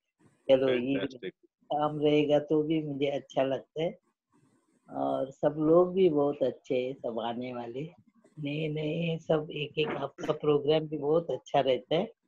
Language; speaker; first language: Hindi; non-native, local second language; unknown